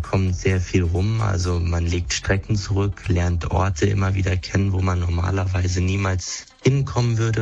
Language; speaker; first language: German; native; German